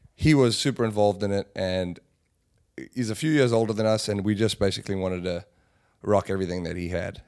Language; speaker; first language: English; native; English